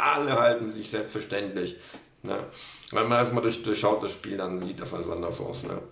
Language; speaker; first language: German; non-native, fluent; Polish